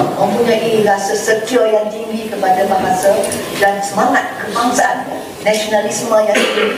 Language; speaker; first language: Malay; native; Malay